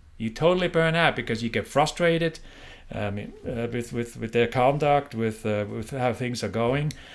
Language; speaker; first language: English; non-native, fluent; German